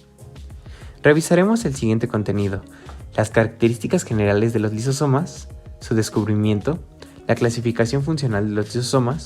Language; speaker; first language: Spanish; native; Spanish